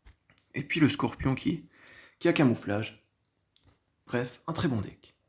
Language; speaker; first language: French; native; French